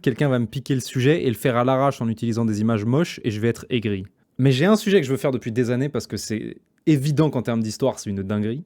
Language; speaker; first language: French; native; French